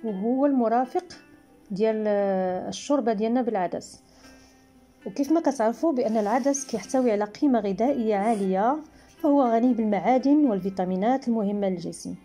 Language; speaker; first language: Arabic; native; Arabic